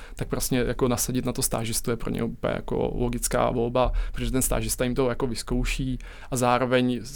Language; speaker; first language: Czech; native; Czech